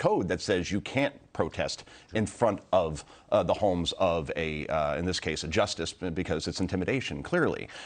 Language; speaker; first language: English; native; English